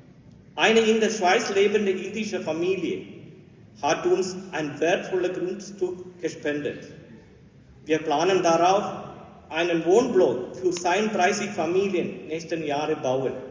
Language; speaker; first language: German; non-native, fluent; Malayalam